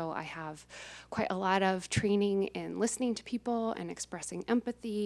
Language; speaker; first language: English; native; English